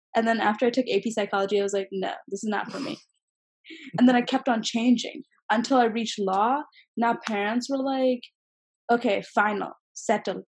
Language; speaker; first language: English; native; English